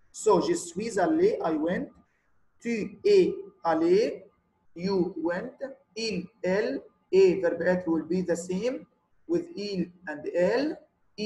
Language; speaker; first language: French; non-native, fluent; Arabic